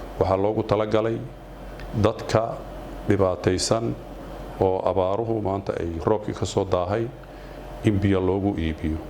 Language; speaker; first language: Somali; native; Somali